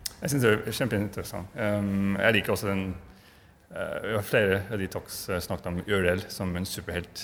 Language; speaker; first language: Norwegian; non-native, fluent; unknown